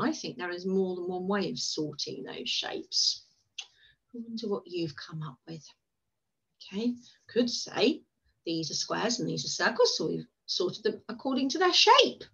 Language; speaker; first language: English; native; English